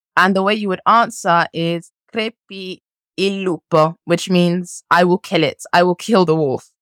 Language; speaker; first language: English; early bilingual, other home language; French